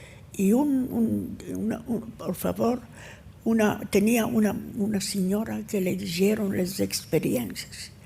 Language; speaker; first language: Spanish; early bilingual, heritage; Ladino